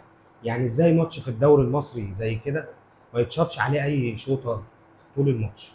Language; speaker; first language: Arabic; native; Arabic